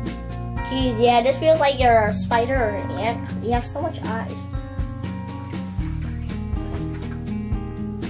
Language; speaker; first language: English; native; English